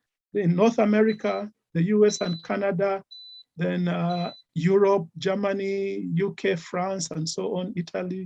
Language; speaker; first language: English; non-native, local second language; Ganda